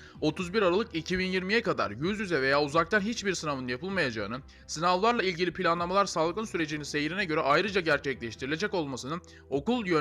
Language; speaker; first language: Turkish; native; Turkish